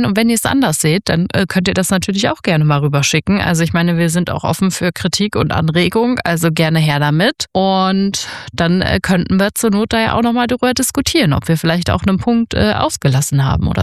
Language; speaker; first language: German; native; German